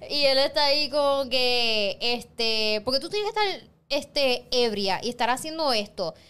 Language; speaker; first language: Spanish; native; Spanish